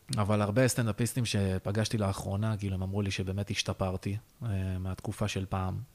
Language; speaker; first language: Hebrew; native; Hebrew